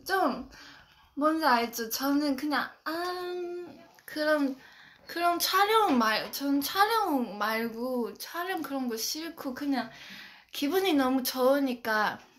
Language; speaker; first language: Korean; non-native, fluent; Chinese